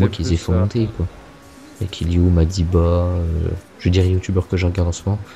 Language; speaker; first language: French; native; French